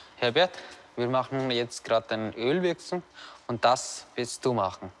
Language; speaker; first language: German; non-native, fluent; Persian